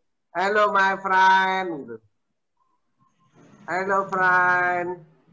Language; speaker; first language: English; non-native, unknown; Indonesian